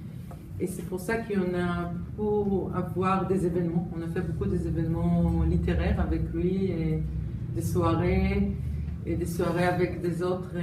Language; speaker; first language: French; non-native, fluent; Hebrew